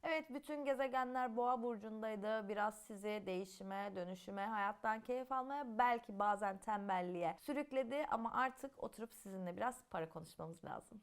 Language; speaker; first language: Turkish; native; Turkish